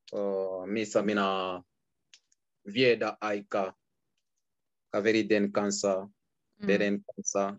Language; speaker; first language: Finnish; non-native, learner; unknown